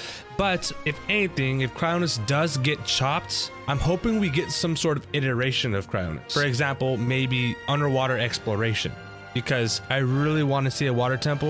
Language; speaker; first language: English; native; English